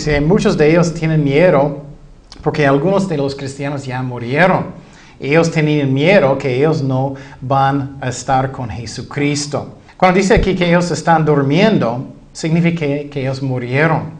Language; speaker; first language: Spanish; non-native, fluent; English